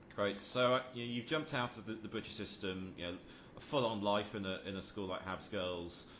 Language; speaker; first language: English; native; English